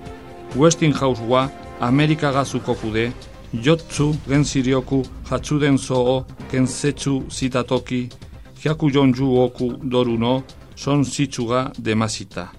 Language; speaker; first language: Japanese; non-native, learner; Spanish